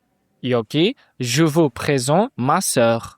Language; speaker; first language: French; non-native, fluent; Uzbek